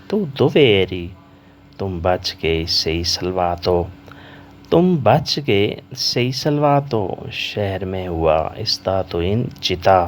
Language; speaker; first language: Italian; non-native, learner; Urdu